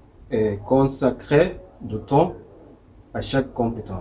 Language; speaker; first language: French; non-native, learner; Arabic